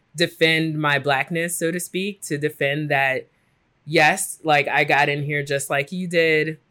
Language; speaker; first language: English; native; English